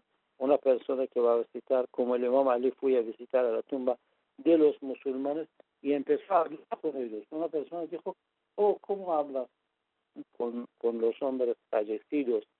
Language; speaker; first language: Spanish; non-native, fluent; Persian